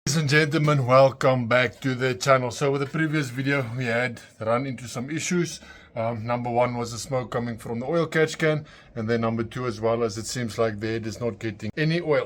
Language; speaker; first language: English; non-native, local second language; Afrikaans